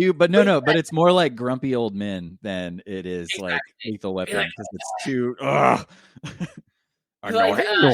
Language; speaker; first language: English; native; English